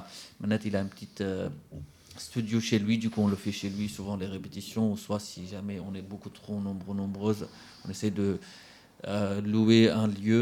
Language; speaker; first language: French; non-native, fluent; Central Kurdish